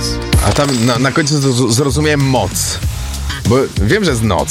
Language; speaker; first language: Polish; native; Polish